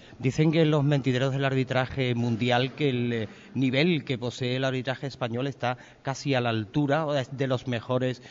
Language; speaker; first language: Spanish; native; Spanish